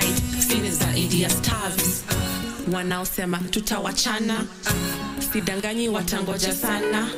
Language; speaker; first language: English; non-native, local second language; Swahili